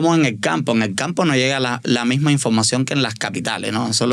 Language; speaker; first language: Spanish; native; Spanish